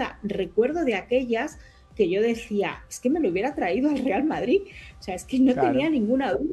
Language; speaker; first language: Spanish; native; Spanish